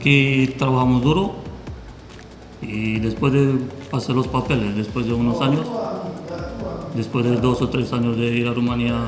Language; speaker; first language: Spanish; non-native, fluent; Romanian